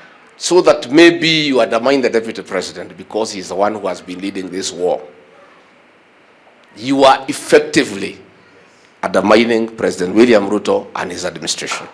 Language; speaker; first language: English; non-native, local second language; Kikuyu